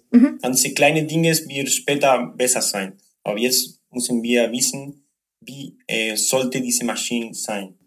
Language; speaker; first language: German; non-native, learner; Spanish